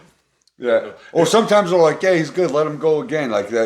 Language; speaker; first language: English; native; English